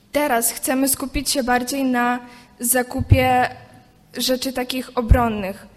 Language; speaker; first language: Polish; non-native, fluent; Ukrainian